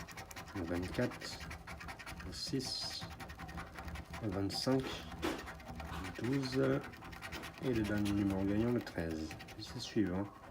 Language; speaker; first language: French; native; French